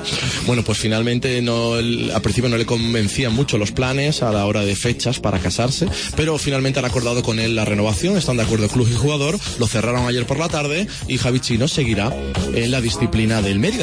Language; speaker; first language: Spanish; native; Spanish